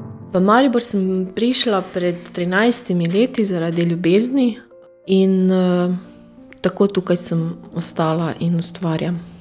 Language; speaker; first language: Slovenian; non-native, fluent; Croatian